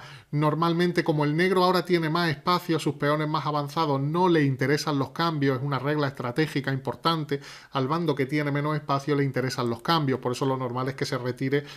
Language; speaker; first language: Spanish; native; Spanish